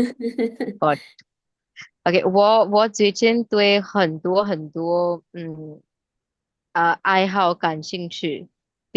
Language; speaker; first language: Chinese; non-native, fluent; Hindi